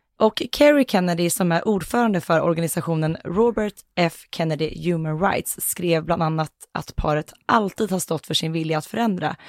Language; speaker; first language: Swedish; native; Swedish